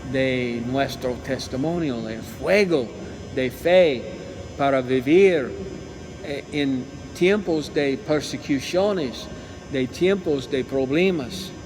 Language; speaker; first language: Spanish; non-native, learner; English